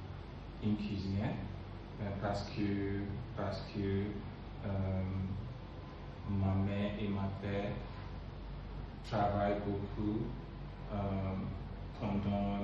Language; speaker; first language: French; non-native, learner; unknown